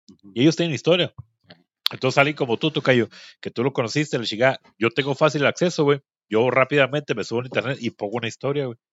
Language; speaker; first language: Spanish; native; Spanish